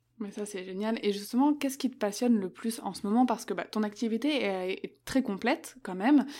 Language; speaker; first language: French; native; French